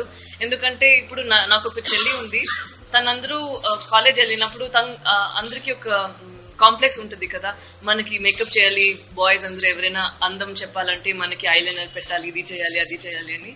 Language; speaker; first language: Telugu; non-native, fluent; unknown